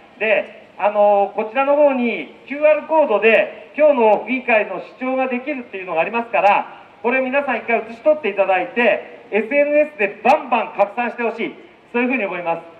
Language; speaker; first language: Japanese; native; Japanese